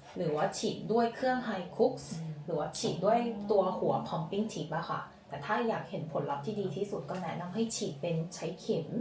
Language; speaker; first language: Thai; non-native, fluent; Korean